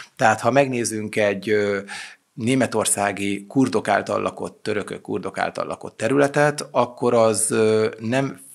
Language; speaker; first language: Hungarian; native; Hungarian